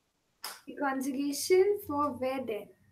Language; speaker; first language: German; non-native, learner; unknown